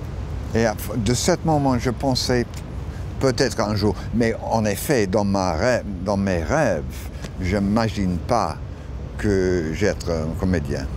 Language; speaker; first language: French; non-native, learner; English